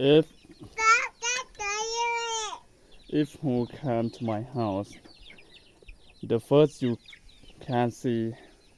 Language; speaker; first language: English; non-native, learner; Hmong